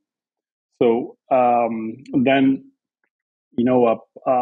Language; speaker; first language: English; non-native, fluent; Spanish